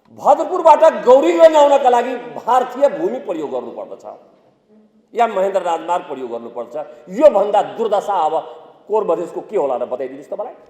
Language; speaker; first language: Nepali; non-native, local second language; Maithili